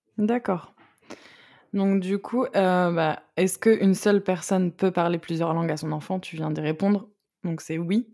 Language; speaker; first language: French; native; French